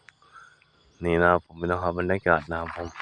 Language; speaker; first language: Thai; non-native, local second language; Northeastern Thai